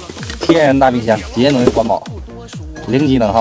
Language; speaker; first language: Chinese; native; Chinese